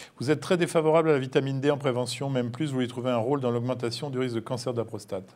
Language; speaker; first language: French; native; French